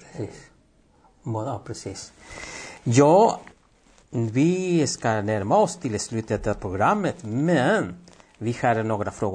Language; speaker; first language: Swedish; non-native, fluent; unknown